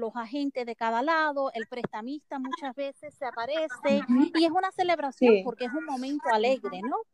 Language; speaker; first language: Spanish; early bilingual, heritage; Spanish